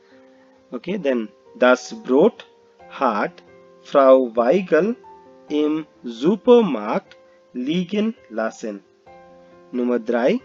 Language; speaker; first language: German; non-native, fluent; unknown